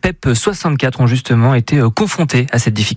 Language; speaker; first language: French; native; French